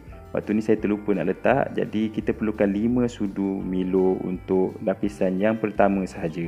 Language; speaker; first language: Malay; native; Malay